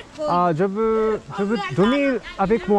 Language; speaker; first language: French; non-native, learner; Japanese